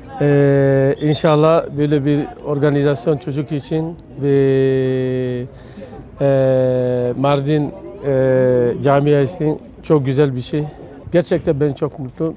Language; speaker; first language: Turkish; non-native, fluent; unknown